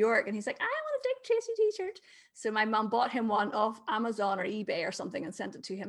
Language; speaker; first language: English; native; English